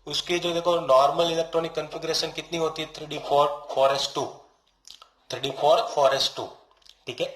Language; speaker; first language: Hindi; non-native, local second language; Gujarati